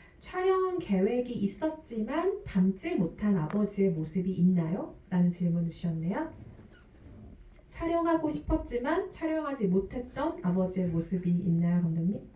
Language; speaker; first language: Korean; native; Korean